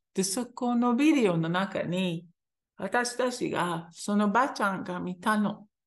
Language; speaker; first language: Japanese; non-native, fluent; Hebrew